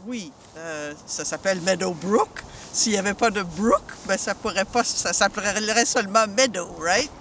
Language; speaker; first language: French; native; French